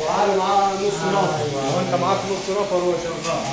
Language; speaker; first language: Arabic; non-native, learner; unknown